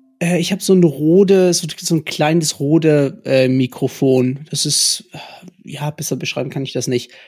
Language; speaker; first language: German; early bilingual, other home language; English